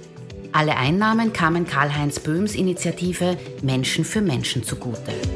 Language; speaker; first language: German; native; German